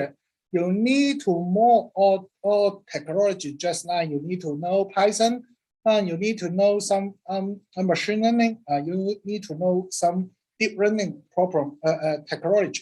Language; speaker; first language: English; non-native, learner; Cantonese